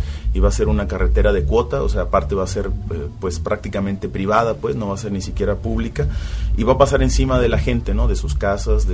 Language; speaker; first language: Spanish; native; Spanish